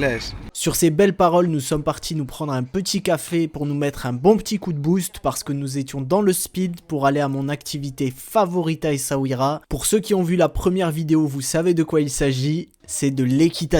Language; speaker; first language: French; native; French